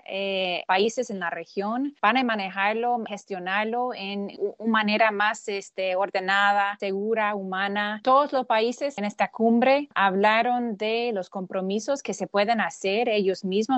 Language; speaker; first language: Spanish; non-native, fluent; English